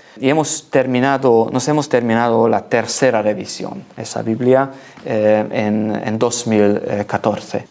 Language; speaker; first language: Spanish; non-native, learner; Hungarian